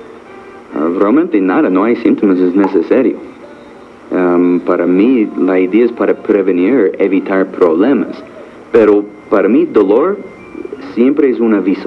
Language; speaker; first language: Spanish; non-native, fluent; English